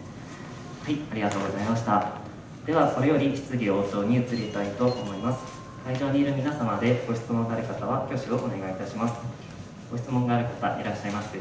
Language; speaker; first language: Japanese; native; Japanese